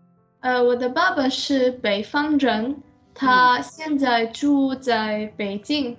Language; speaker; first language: Chinese; non-native, learner; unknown